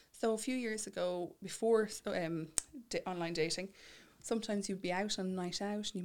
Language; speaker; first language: English; native; English